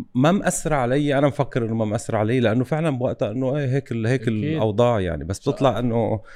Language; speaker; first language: Arabic; native; Arabic